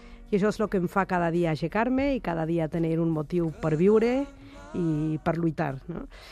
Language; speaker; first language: Catalan; non-native, fluent; Spanish